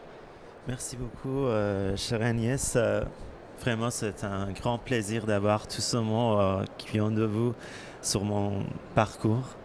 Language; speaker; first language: French; non-native, fluent; Persian